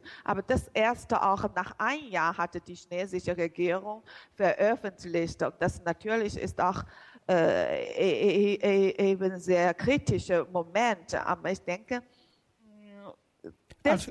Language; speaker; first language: German; non-native, learner; Chinese